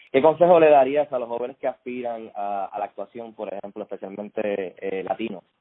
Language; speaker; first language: Spanish; native; Spanish